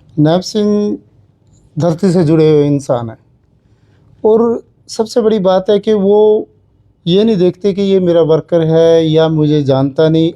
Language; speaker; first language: Hindi; native; Hindi